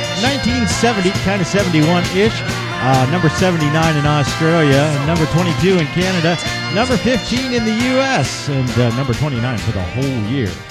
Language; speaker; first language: English; native; English